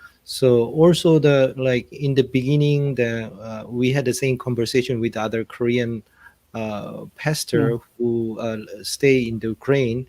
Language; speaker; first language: English; non-native, fluent; Korean